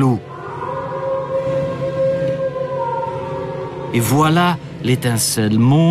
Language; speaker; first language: French; non-native, fluent; Dutch